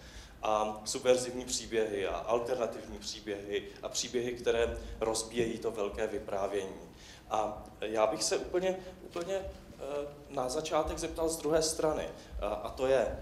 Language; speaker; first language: Czech; native; Czech